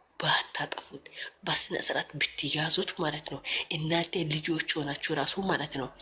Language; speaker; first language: Amharic; native; Amharic